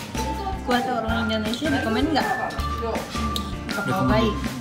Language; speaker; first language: Indonesian; non-native, learner; Japanese